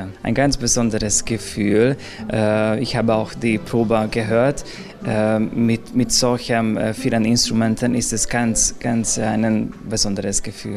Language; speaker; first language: German; non-native, local second language; Hungarian